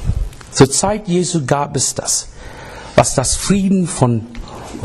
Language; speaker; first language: German; non-native, learner; English